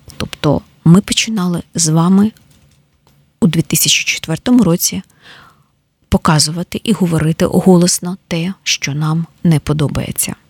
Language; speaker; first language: Ukrainian; native; Ukrainian